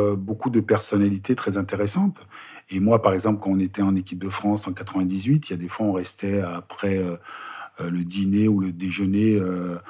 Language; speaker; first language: French; native; French